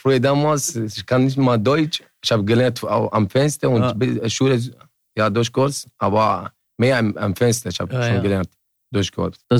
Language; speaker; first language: German; non-native, learner; Arabic